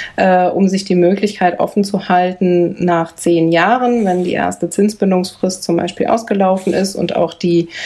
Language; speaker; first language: German; native; German